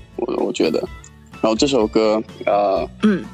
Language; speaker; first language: Chinese; non-native, fluent; English